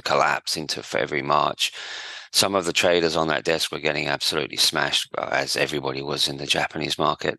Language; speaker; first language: English; native; English